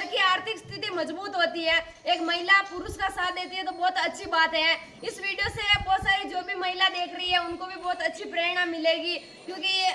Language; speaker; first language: Hindi; native; Hindi